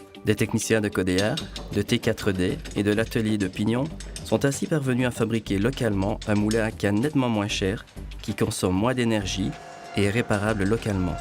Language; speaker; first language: French; native; French